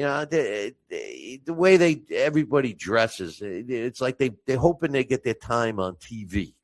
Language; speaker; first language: English; native; English